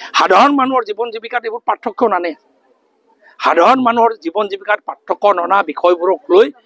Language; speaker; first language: Assamese; non-native, local second language; Mising